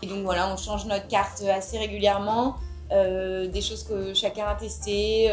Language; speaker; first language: French; native; French